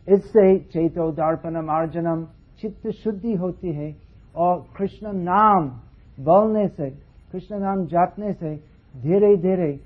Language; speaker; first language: Hindi; non-native, fluent; English